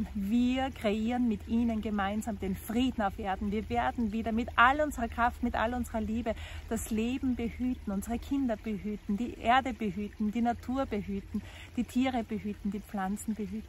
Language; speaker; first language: German; native; German